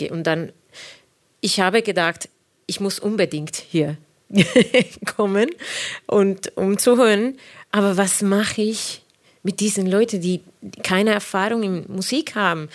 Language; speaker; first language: German; non-native, fluent; Spanish